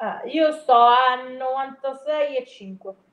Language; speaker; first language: Italian; native; Italian